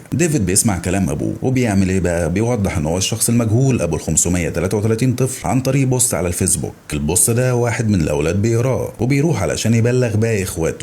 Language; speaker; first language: Arabic; native; Arabic